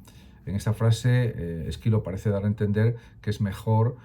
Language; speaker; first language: Spanish; native; Spanish